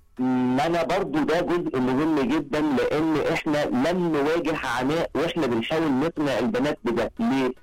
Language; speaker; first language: Arabic; native; Arabic